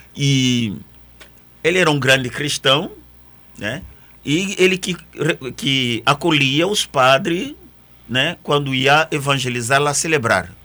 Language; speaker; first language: Portuguese; non-native, fluent; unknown